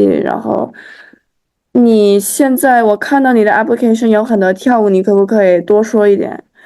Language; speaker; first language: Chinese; early bilingual, heritage; Chinese